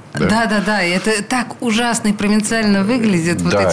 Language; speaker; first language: Russian; native; Russian